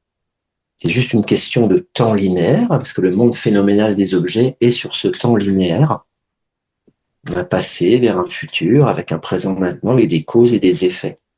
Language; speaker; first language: French; native; French